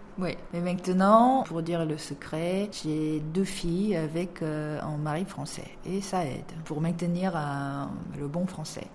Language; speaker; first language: French; non-native, fluent; Korean